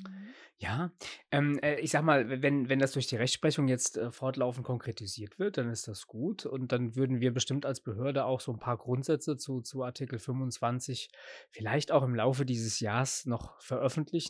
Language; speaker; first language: German; native; German